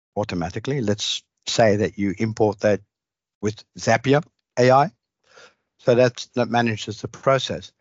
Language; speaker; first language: English; non-native, fluent; Dutch